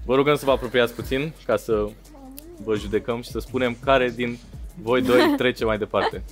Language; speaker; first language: Romanian; native; Romanian